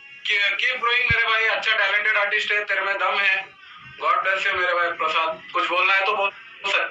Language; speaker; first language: Hindi; non-native, local second language; Kannada